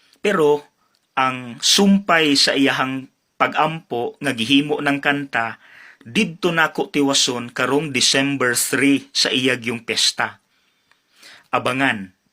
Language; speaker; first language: Cebuano; native; Cebuano